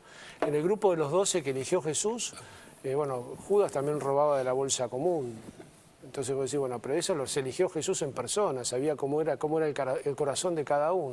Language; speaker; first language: Spanish; native; Spanish